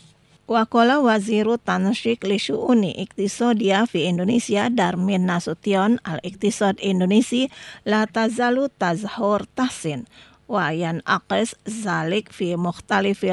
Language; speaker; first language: Arabic; non-native, fluent; Indonesian